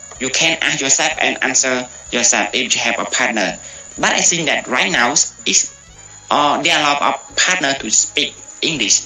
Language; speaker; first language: English; non-native, learner; Khmer